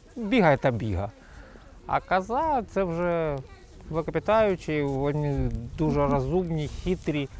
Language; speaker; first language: Ukrainian; native; Ukrainian